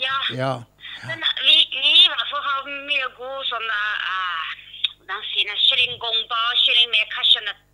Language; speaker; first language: Norwegian; non-native, learner; Chinese